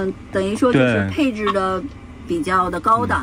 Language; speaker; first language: Chinese; native; Chinese